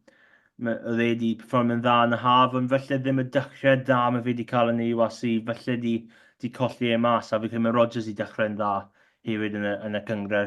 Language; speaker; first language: Welsh; non-native, local second language; English